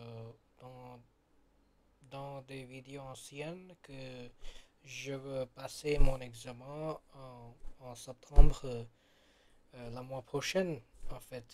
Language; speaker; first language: French; non-native, learner; Gujarati